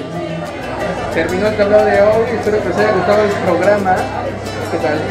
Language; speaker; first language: Spanish; native; Spanish